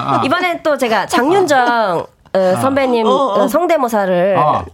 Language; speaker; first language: Korean; native; Korean